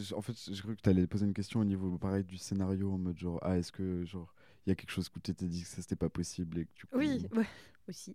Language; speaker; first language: French; native; French